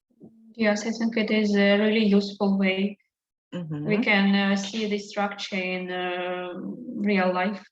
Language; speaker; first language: English; non-native, learner; Russian